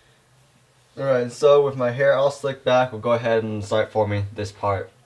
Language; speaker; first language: English; native; English